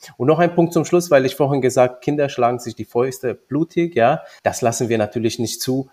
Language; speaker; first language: German; early bilingual, other home language; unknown